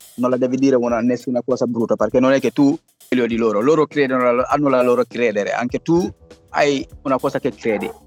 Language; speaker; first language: Italian; non-native, fluent; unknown